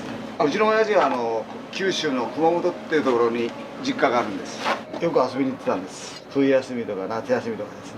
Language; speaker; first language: Japanese; native; Japanese